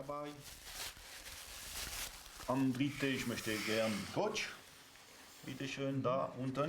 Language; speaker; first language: German; non-native, local second language; French